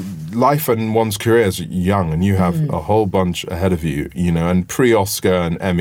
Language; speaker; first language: English; non-native, local second language; Yoruba